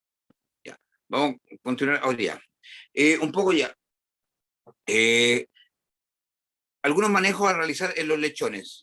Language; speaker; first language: Spanish; native; Spanish